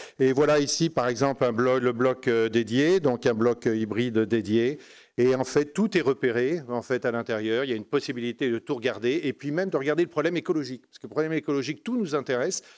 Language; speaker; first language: French; native; French